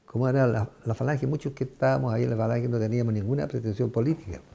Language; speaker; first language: Spanish; native; Spanish